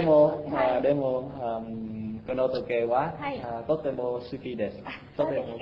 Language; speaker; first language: Japanese; non-native, learner; Vietnamese